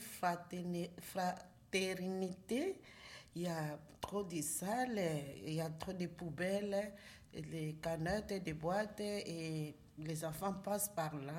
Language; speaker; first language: French; non-native, learner; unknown